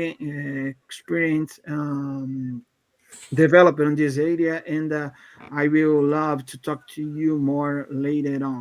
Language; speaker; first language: English; non-native, fluent; Portuguese